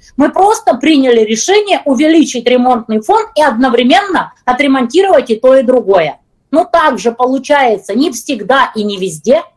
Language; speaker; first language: Russian; native; Russian